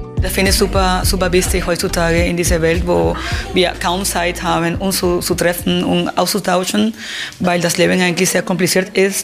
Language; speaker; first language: German; non-native, fluent; Spanish